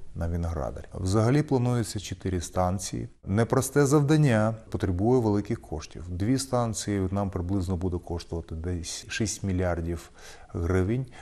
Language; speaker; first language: Ukrainian; non-native, local second language; Russian